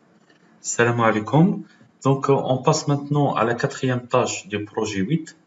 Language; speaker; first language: French; non-native, local second language; Arabic